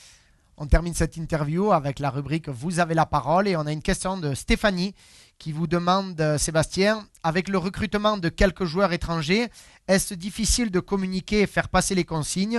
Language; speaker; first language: French; native; French